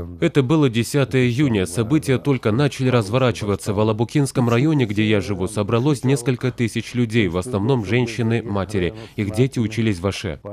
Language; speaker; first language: Russian; non-native, local second language; Kyrgyz